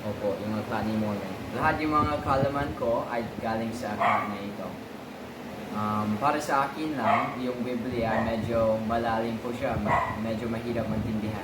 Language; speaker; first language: Filipino; non-native, fluent; English